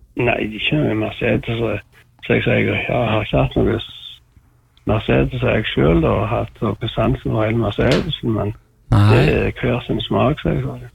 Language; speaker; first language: Norwegian; native; Norwegian